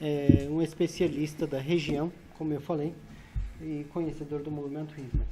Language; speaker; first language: Portuguese; non-native, fluent; Turkish